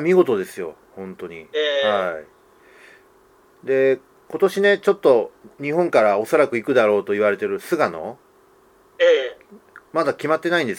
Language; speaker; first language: Japanese; native; Japanese